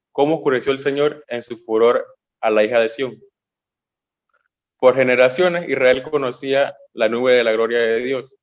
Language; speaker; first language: Spanish; native; Spanish